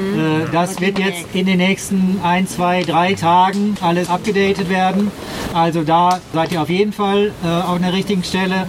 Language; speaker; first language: German; native; German